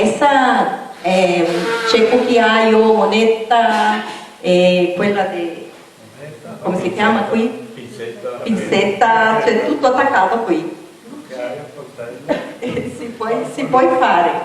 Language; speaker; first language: Italian; non-native, fluent; Portuguese